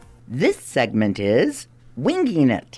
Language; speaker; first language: English; native; English